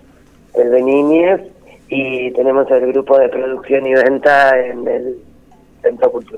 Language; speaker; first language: Spanish; native; Spanish